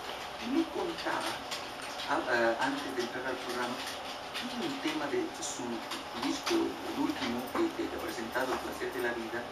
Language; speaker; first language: Spanish; native; Spanish